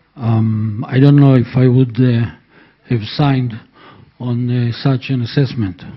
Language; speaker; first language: English; non-native, fluent; Hebrew